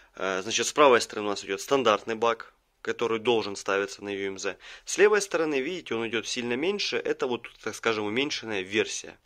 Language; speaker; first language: Russian; native; Russian